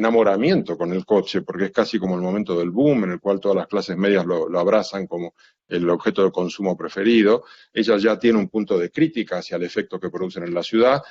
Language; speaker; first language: Spanish; native; Spanish